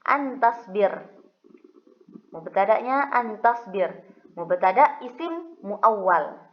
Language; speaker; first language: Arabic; non-native, fluent; Indonesian